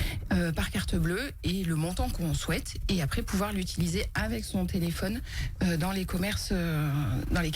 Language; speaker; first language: French; native; French